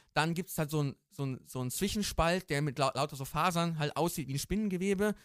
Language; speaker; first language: German; native; German